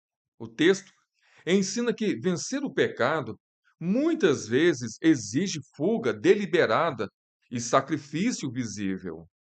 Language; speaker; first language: Portuguese; native; Portuguese